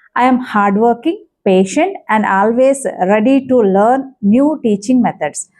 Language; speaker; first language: English; non-native, local second language; Telugu